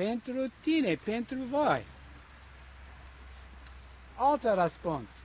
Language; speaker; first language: Romanian; non-native, learner; English